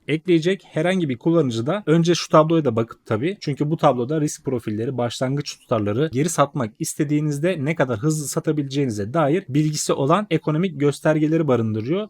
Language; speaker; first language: Turkish; native; Turkish